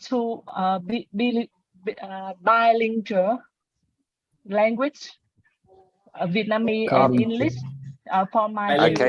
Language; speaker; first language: English; non-native, learner; Vietnamese